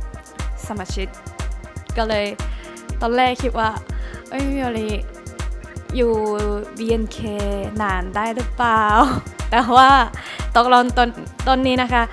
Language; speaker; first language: Thai; non-native, learner; Japanese